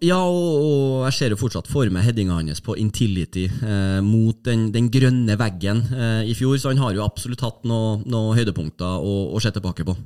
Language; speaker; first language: Norwegian; native; Norwegian